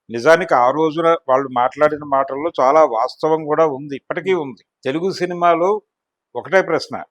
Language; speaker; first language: Telugu; native; Telugu